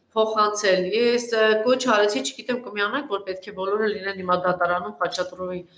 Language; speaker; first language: Armenian; native; Armenian